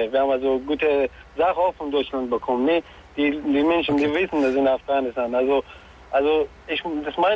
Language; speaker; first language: German; non-native, learner; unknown